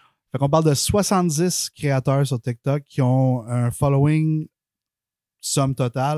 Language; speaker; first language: French; native; French